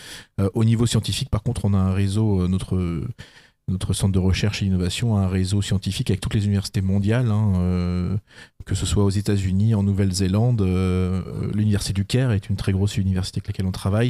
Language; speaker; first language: French; native; French